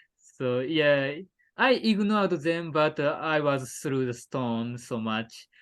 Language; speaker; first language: English; non-native, learner; Japanese